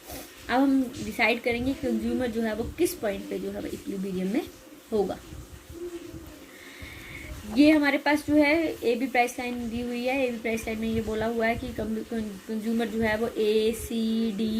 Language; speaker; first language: Hindi; native; Hindi